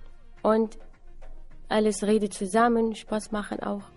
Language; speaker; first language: German; non-native, learner; Assyrian Neo-Aramaic